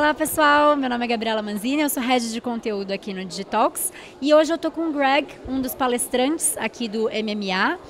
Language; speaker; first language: Portuguese; native; Portuguese